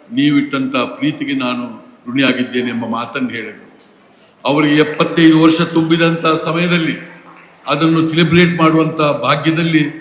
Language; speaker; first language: Kannada; non-native, local second language; Tulu